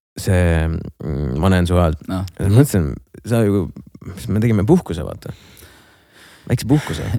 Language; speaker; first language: Estonian; non-native, local second language; Russian